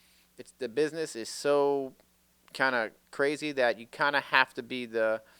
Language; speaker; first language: English; native; English